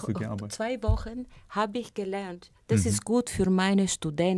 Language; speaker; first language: German; non-native, fluent; Bulgarian